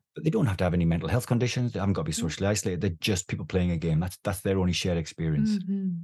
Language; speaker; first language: English; native; English